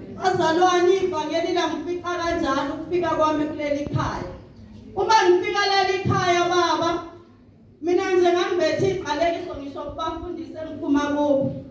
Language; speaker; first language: Zulu; non-native, local second language; Southern Sotho